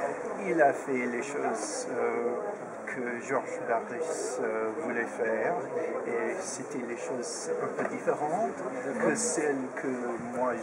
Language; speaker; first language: French; non-native, fluent; English